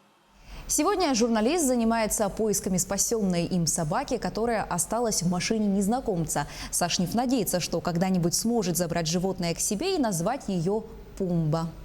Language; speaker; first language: Russian; native; Russian